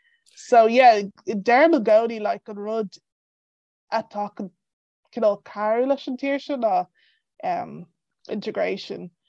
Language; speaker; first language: Irish; non-native, local second language; English